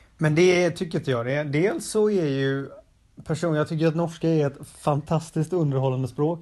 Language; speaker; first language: Swedish; native; Swedish